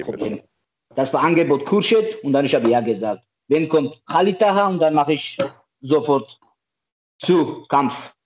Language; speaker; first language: German; non-native, learner; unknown